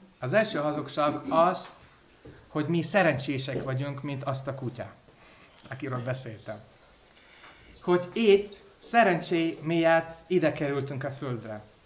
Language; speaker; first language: Hungarian; non-native, fluent; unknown